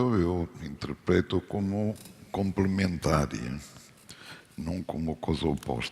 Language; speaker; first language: Italian; non-native, fluent; Portuguese